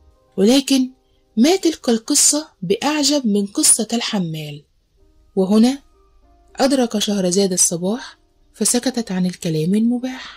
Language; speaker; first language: Arabic; native; Arabic